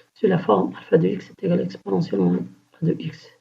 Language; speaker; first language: French; non-native, local second language; Arabic